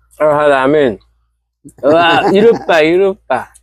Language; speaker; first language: Arabic; non-native, learner; Bangla